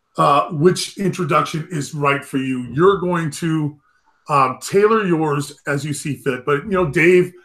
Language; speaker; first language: English; native; English